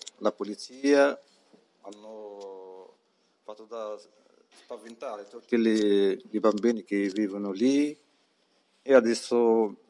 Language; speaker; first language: Italian; non-native, learner; Arabic